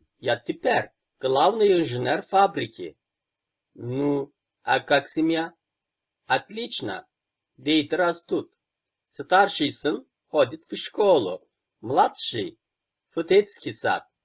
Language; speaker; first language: Russian; non-native, fluent; Turkish